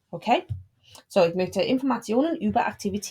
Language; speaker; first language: German; non-native, fluent; English